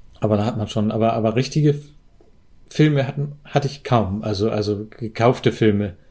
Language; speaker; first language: German; native; German